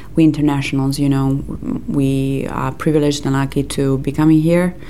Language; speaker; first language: English; non-native, fluent; Serbian